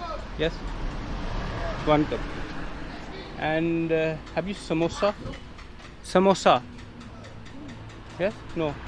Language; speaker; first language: English; non-native, local second language; Dogri